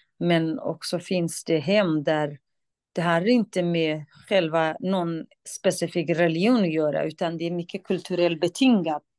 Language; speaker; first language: Swedish; non-native, fluent; Kurdish